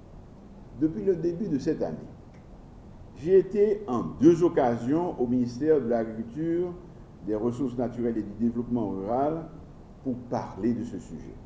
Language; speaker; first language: French; non-native, local second language; Haitian Creole